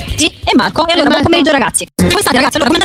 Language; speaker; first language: Italian; native; Italian